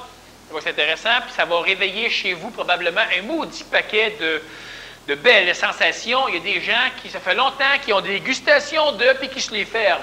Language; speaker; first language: French; native; French